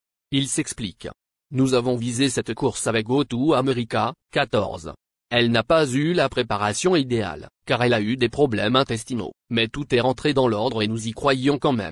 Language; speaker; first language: French; native; French